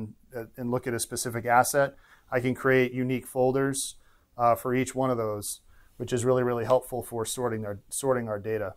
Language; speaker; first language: English; native; English